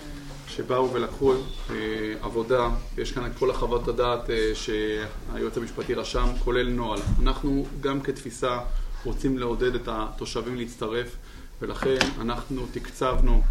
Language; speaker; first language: Hebrew; native; Hebrew